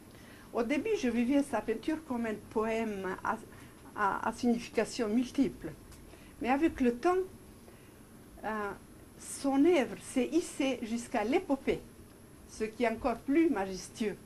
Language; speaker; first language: French; non-native, fluent; Serbian